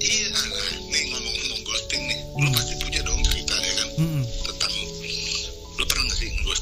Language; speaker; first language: Indonesian; native; Indonesian